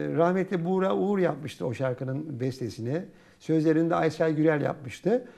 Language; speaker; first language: Turkish; native; Turkish